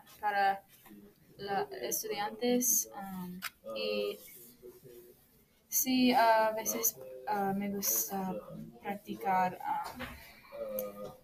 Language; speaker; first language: Spanish; non-native, learner; English